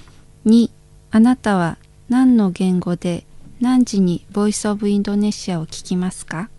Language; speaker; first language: Japanese; non-native, learner; Indonesian